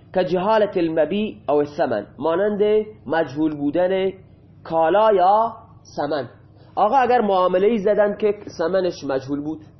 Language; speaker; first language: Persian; non-native, local second language; Baluchi